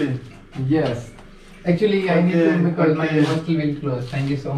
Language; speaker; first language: English; non-native, local second language; Hindi